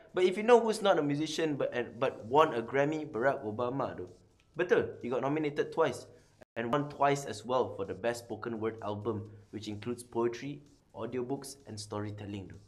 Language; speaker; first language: English; non-native, local second language; Malay